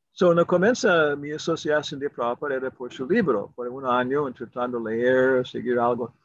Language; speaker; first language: Spanish; non-native, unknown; English